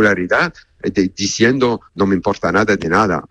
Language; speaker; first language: Spanish; non-native, learner; French